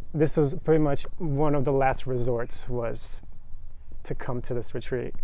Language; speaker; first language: English; native; English